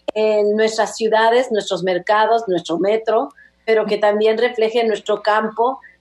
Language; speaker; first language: Spanish; native; Spanish